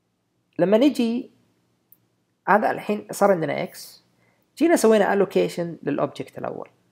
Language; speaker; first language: Arabic; native; Arabic